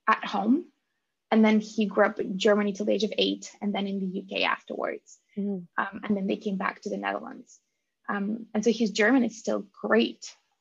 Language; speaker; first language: English; non-native, fluent; Russian